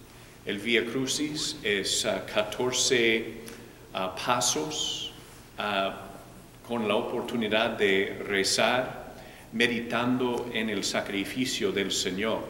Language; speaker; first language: Spanish; non-native, fluent; English